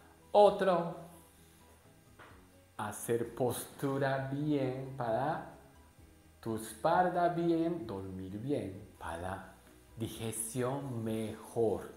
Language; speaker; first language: Spanish; non-native, learner; Japanese